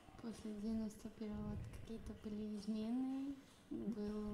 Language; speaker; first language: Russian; early bilingual, heritage; Russian